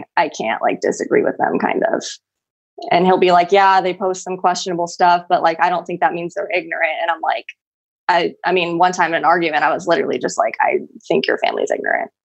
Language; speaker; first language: English; early bilingual, other home language; Spanish